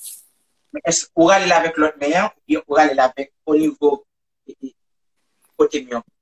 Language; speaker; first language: French; non-native, local second language; Haitian Creole